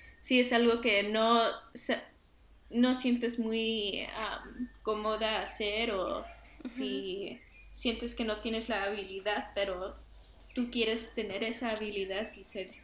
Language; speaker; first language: Spanish; early bilingual, heritage; Spanish